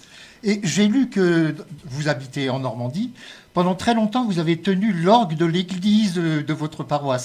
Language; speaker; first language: French; native; French